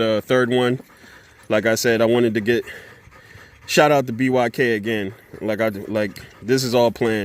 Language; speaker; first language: English; native; English